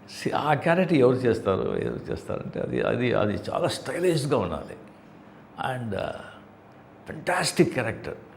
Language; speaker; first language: Telugu; non-native, fluent; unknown